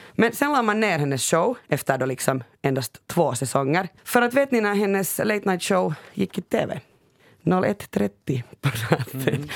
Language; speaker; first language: Swedish; native; Swedish